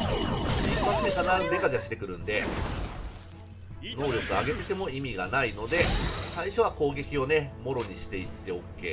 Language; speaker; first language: Japanese; native; Japanese